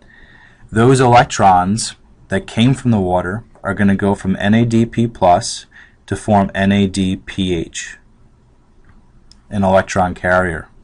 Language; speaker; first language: English; native; English